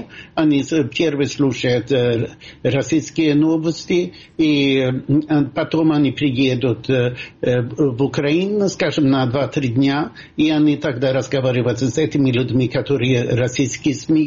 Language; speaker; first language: Russian; non-native, fluent; Swedish